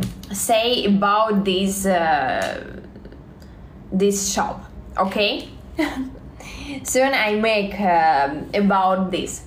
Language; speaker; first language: English; non-native, learner; Russian